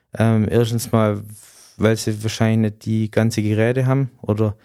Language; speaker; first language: German; native; German